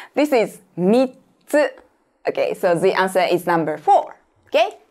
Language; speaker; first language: English; non-native, fluent; Japanese